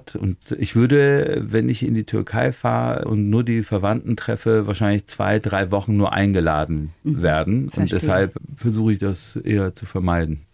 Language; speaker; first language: German; native; German